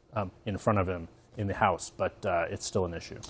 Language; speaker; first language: English; native; English